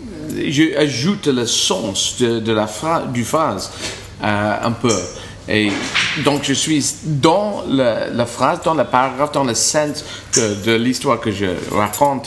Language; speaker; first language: French; non-native, learner; English